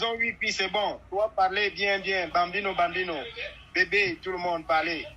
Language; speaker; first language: French; non-native, learner; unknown